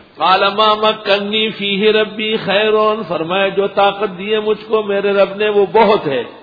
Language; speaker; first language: Urdu; non-native, local second language; Pashto